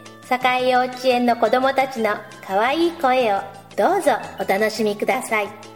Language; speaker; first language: Japanese; native; Japanese